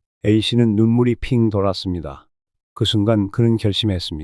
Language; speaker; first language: Korean; native; Korean